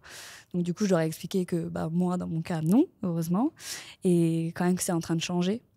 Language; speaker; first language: French; native; French